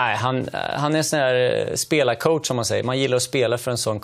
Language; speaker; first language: Swedish; native; Swedish